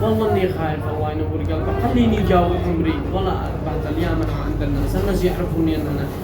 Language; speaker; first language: Arabic; native; Arabic